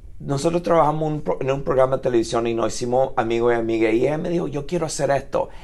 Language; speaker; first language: Spanish; early bilingual, heritage; Spanish